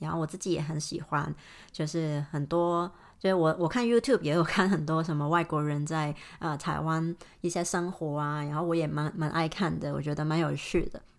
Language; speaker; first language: Chinese; non-native, fluent; Cantonese